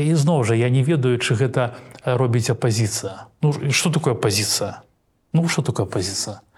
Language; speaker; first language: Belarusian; non-native, local second language; Russian